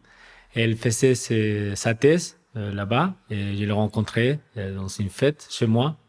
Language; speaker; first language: French; non-native, fluent; Spanish